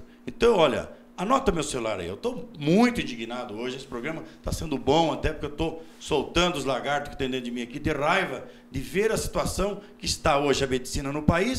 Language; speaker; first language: Portuguese; native; Portuguese